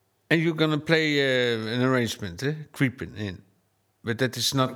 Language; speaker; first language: English; non-native, fluent; Dutch